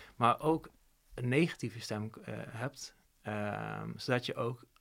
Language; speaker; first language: Dutch; native; Dutch